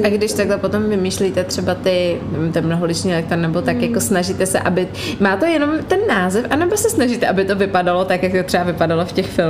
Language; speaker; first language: Czech; native; Czech